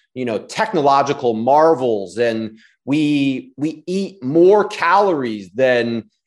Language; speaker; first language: English; native; English